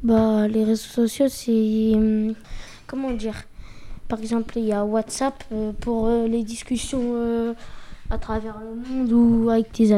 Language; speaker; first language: French; native; French